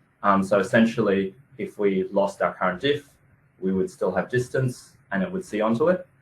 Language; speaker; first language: English; native; English